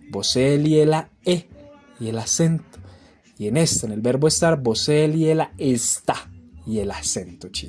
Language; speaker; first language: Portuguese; non-native, fluent; Spanish